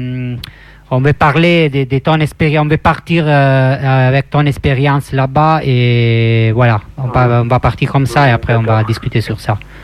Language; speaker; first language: French; non-native, fluent; Italian